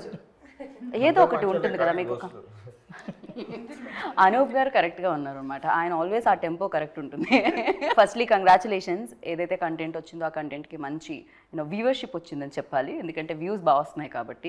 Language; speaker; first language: Telugu; native; Telugu